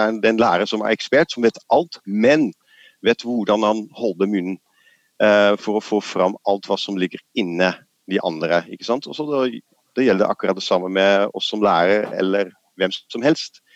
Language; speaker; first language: Norwegian; non-native, fluent; Dutch